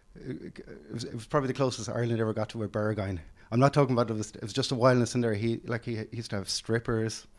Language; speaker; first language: English; native; English